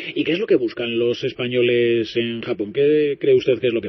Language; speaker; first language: Spanish; native; Spanish